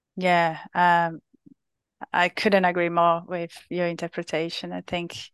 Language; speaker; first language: English; non-native, fluent; Portuguese